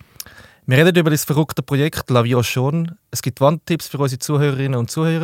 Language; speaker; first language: German; native; German